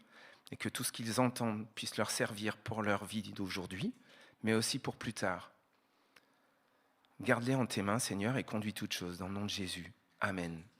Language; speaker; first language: French; native; French